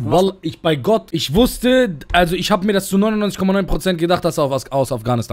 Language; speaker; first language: German; native; German